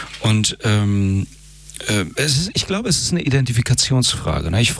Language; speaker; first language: German; early bilingual, other home language; Persian